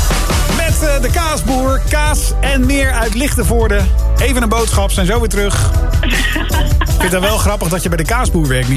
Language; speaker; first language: Dutch; native; Dutch